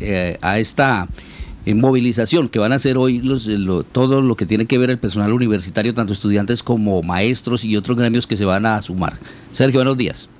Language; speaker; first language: Spanish; native; Spanish